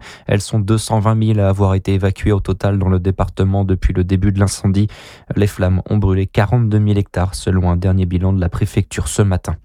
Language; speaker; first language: French; native; French